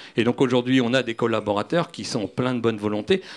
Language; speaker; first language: French; native; French